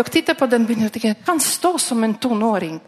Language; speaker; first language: Swedish; non-native, learner; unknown